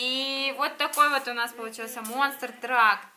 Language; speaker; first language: Russian; native; Russian